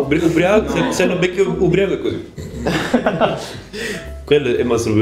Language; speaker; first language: Italian; native; Italian